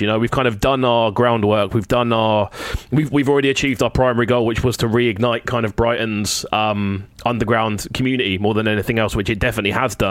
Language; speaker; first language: English; native; English